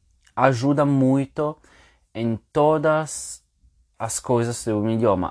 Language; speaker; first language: Portuguese; non-native, fluent; Spanish